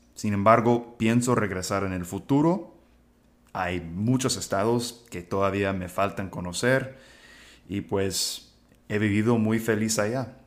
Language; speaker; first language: Spanish; non-native, fluent; English